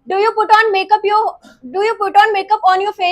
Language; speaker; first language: English; non-native, learner; Hindi